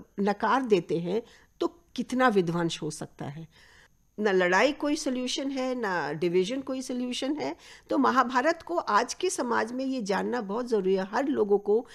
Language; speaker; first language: Hindi; native; Hindi